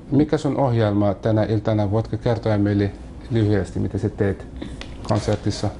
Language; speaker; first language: Finnish; non-native, fluent; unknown